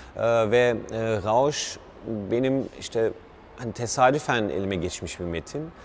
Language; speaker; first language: Turkish; early bilingual, heritage; Turkish